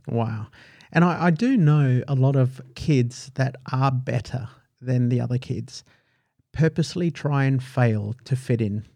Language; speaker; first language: English; native; English